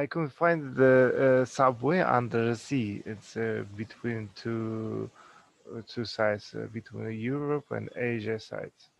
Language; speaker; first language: English; non-native, learner; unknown